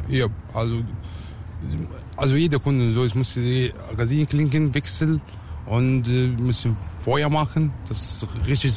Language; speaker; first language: German; non-native, learner; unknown